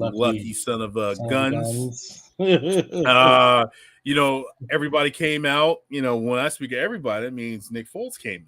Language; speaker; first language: English; native; English